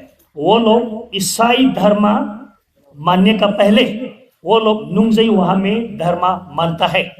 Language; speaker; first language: Hindi; non-native, local second language; Thado Chin